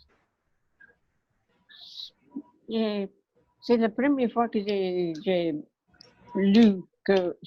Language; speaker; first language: French; non-native, learner; English